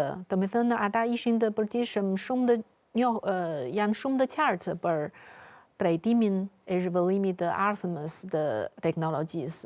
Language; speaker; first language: Albanian; non-native, fluent; Chinese